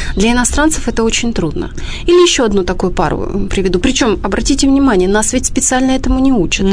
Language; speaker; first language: Russian; native; Russian